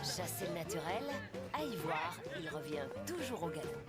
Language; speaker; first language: French; native; French